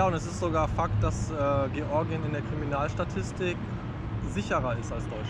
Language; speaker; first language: German; native; German